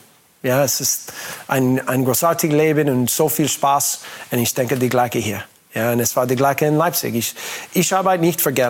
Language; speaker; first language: German; non-native, learner; English